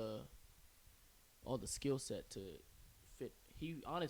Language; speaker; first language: English; native; English